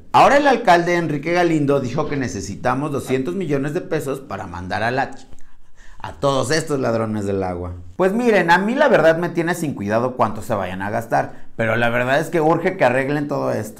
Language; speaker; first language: Spanish; native; Spanish